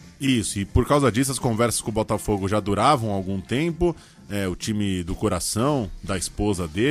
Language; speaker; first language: Portuguese; native; Portuguese